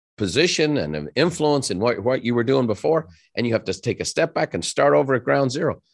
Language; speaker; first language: English; native; English